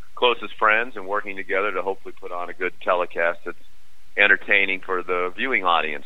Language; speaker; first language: English; native; English